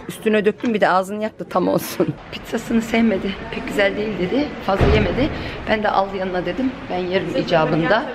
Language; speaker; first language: Turkish; early bilingual, heritage; Turkish